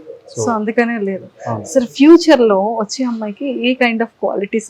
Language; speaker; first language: Telugu; native; Telugu